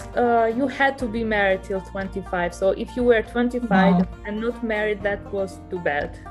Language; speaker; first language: English; non-native, fluent; Albanian